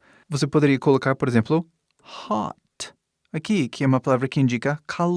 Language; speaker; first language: Portuguese; non-native, fluent; English